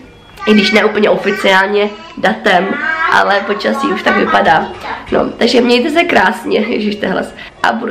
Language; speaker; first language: Czech; native; Czech